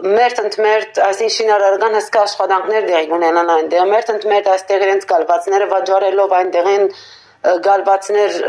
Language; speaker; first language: Armenian; native; Armenian